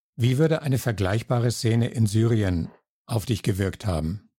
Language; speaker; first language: German; native; German